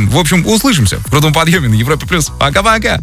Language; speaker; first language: Russian; native; Russian